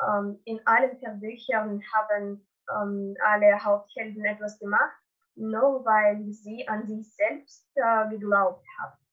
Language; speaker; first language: German; non-native, learner; Russian